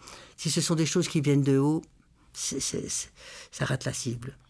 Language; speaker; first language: French; native; French